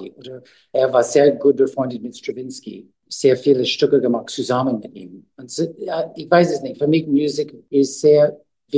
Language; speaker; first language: German; non-native, learner; English